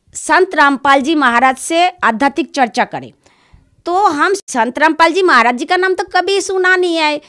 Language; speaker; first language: Hindi; non-native, local second language; Bangla